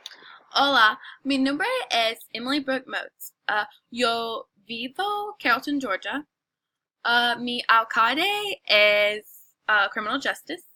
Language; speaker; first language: Spanish; non-native, learner; English